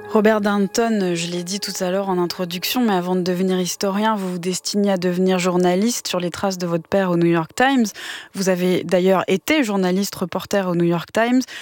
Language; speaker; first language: French; native; French